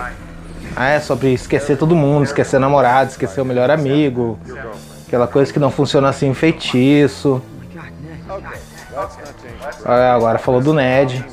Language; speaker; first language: Portuguese; native; Portuguese